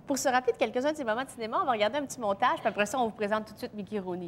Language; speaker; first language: French; native; French